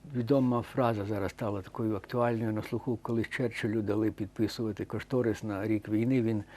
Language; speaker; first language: Ukrainian; native; Ukrainian